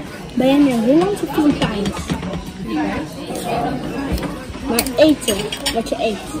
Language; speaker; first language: Dutch; early bilingual, other home language; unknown